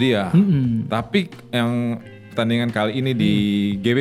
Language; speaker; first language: Indonesian; native; Indonesian